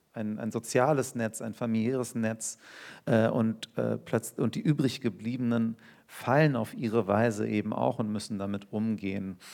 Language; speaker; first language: German; early bilingual, other home language; Turkish